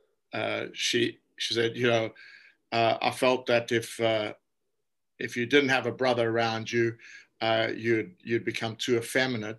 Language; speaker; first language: English; native; English